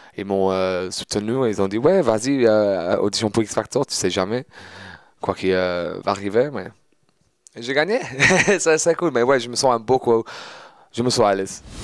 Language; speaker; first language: French; non-native, fluent; English